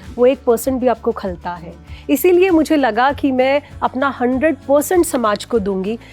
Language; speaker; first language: Hindi; native; Hindi